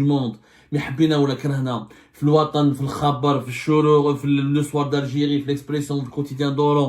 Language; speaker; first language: French; non-native, local second language; Arabic